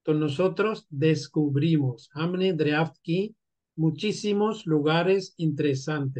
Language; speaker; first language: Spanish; non-native, fluent; Urdu